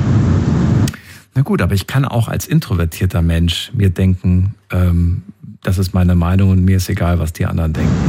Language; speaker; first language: German; native; German